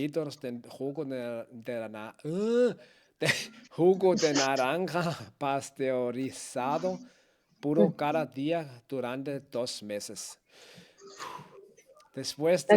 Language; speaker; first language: Spanish; non-native, learner; Danish